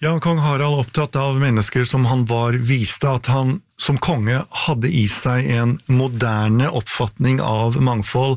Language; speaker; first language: Norwegian; native; Norwegian